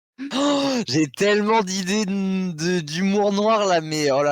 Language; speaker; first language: French; native; French